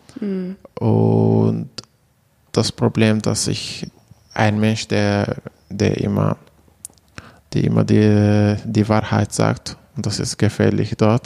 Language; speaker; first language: German; non-native, learner; Arabic